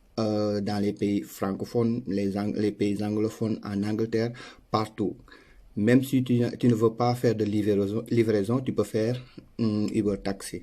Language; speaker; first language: French; non-native, local second language; Wolof